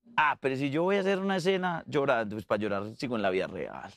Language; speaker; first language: Spanish; native; Spanish